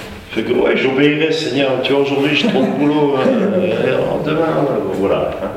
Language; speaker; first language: French; native; French